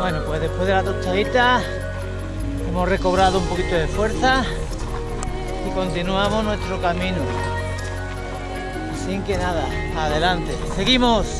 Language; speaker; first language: Spanish; native; Spanish